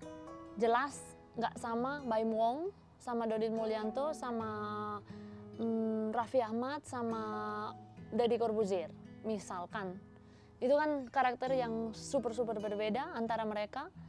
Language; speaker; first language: Indonesian; non-native, fluent; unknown